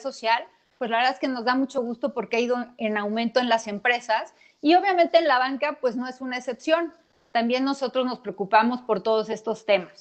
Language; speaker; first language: Spanish; native; Spanish